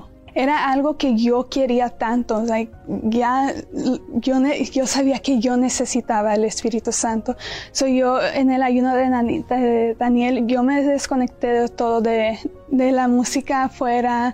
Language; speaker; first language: Spanish; early bilingual, heritage; Spanish